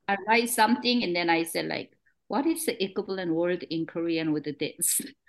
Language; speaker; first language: English; non-native, fluent; Korean